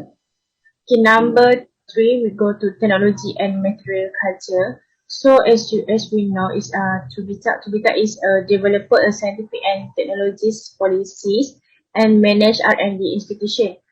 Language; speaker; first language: English; non-native, learner; Malay